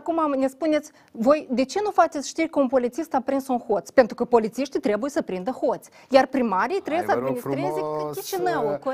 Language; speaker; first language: Romanian; native; Romanian